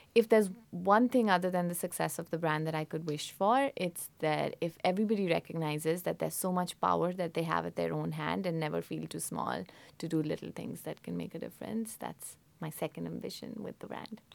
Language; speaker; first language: English; non-native, local second language; Hindi